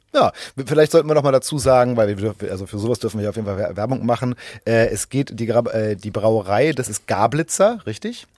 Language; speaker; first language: German; native; German